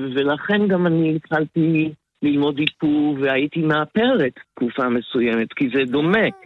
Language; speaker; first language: Hebrew; native; Hebrew